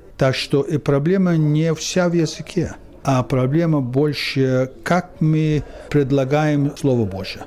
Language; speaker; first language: Russian; early bilingual, heritage; Russian